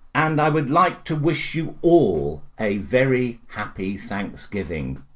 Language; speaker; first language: English; native; English